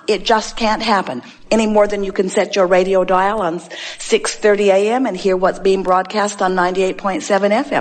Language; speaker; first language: English; native; English